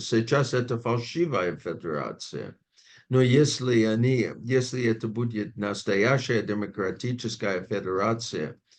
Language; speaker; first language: Russian; non-native, fluent; English